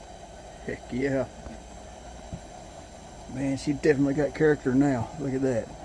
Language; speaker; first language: English; native; English